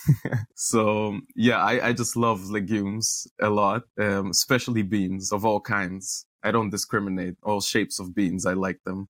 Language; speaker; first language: English; non-native, fluent; Romanian